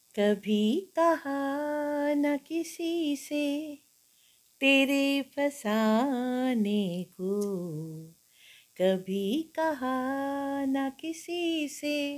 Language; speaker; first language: Urdu; non-native, local second language; Punjabi